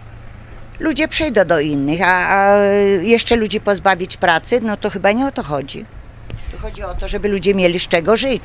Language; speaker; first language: Polish; native; Polish